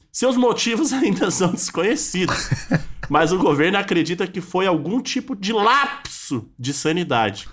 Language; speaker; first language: Portuguese; native; Portuguese